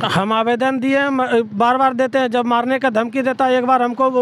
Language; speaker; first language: Hindi; native; Hindi